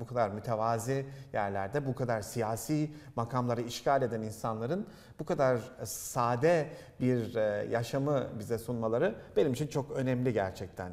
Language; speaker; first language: Turkish; native; Turkish